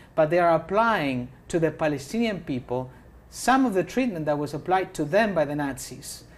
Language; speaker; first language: English; non-native, fluent; Spanish